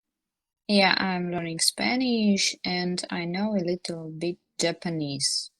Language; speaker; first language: English; non-native, learner; Russian